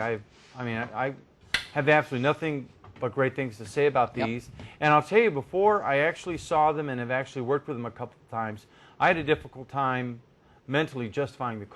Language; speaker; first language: English; native; English